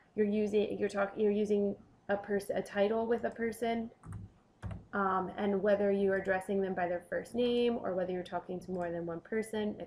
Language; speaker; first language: English; native; English